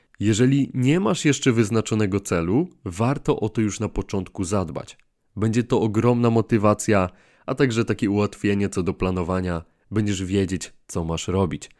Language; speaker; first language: Polish; native; Polish